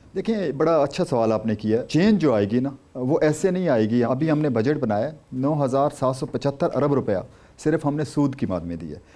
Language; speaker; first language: Urdu; non-native, local second language; Saraiki